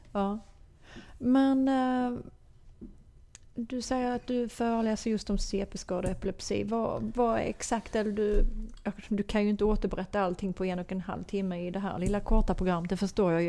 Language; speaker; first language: Swedish; native; Swedish